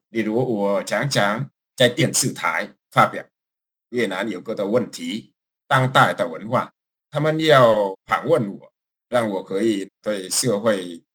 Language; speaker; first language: Chinese; non-native, fluent; Vietnamese